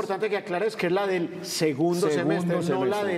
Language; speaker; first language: Spanish; native; Spanish